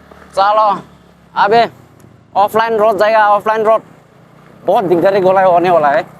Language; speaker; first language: Hindi; non-native, local second language; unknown